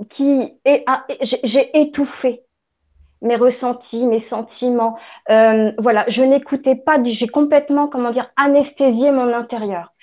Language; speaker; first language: French; native; French